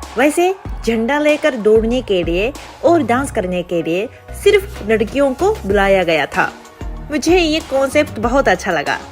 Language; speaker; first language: Hindi; non-native, fluent; Japanese